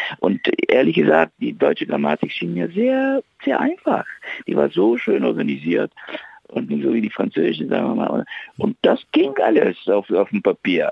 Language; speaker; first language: German; non-native, fluent; Bulgarian